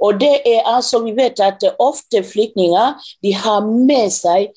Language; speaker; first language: Norwegian; non-native, fluent; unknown